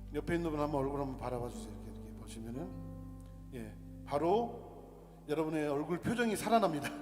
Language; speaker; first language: Korean; native; Korean